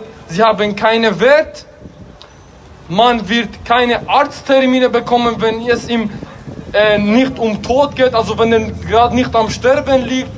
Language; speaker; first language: German; non-native, fluent; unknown